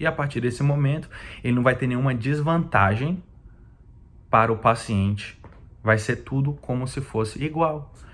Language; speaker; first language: Portuguese; native; Portuguese